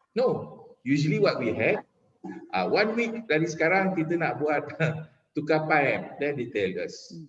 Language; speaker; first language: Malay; native; Malay